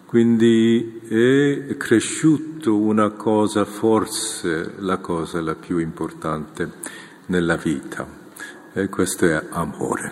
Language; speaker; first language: Italian; non-native, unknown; Korean